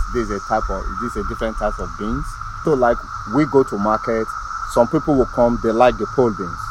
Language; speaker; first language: English; non-native, local second language; Yoruba